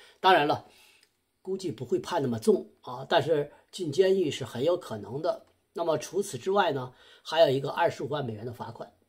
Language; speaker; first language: Chinese; native; Chinese